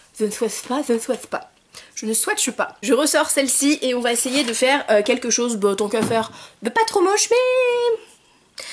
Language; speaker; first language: French; native; French